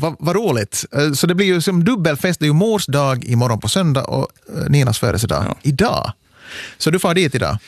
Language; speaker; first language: Swedish; native; Swedish